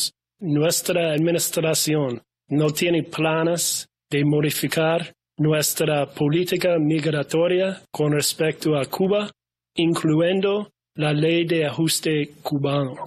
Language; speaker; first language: Spanish; non-native, fluent; English